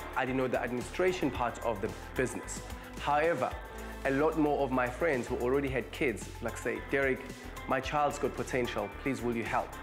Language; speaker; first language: English; non-native, local second language; Zulu